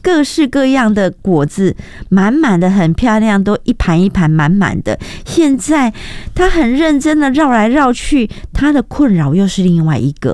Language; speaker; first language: Chinese; native; Chinese